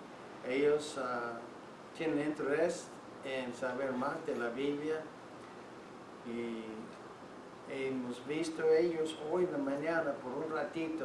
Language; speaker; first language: Spanish; non-native, fluent; English